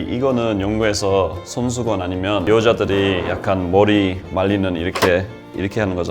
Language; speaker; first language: Korean; non-native, fluent; English